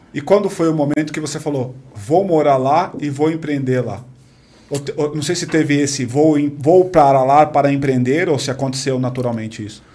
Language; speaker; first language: Portuguese; native; Portuguese